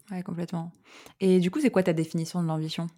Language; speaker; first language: French; native; French